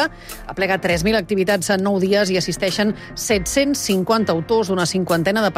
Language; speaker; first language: Catalan; native; Catalan